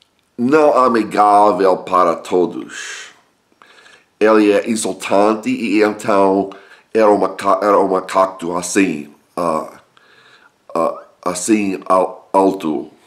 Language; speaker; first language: Portuguese; non-native, learner; English